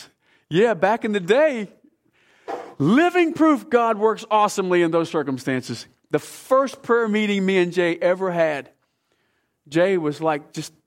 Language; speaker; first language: English; native; English